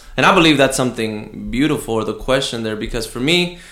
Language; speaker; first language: English; early bilingual, other home language; Spanish